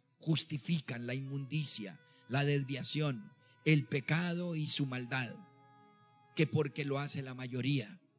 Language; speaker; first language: Spanish; native; Spanish